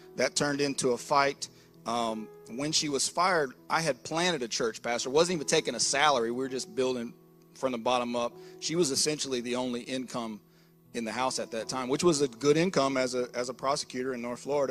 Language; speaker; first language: English; native; English